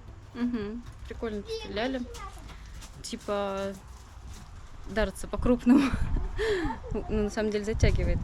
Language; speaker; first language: Russian; native; Russian